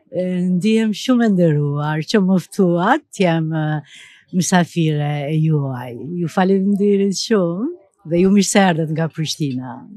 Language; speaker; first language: Albanian; native; Albanian